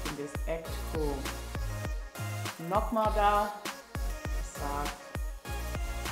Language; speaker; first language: German; non-native, learner; English